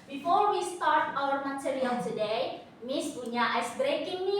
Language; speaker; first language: English; non-native, learner; Indonesian